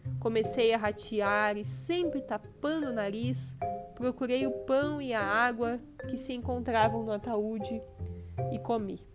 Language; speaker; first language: Portuguese; native; Portuguese